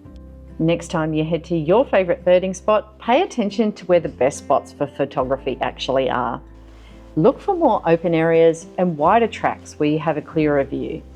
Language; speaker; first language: English; native; English